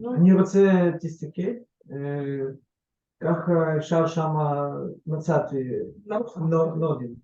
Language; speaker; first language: Hebrew; non-native, learner; Russian